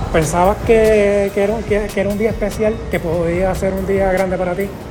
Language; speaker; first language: Spanish; native; Spanish